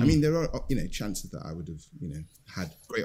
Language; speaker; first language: English; native; English